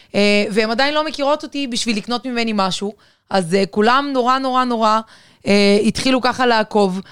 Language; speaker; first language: Hebrew; non-native, fluent; Bulgarian